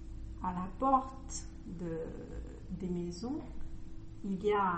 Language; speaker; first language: French; non-native, fluent; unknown